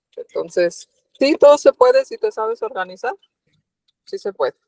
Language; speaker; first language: Spanish; native; Spanish